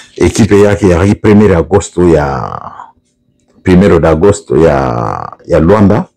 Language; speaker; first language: Lingala; non-native, local second language; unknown